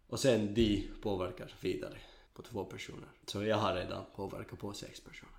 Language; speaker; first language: Swedish; non-native, learner; Kurdish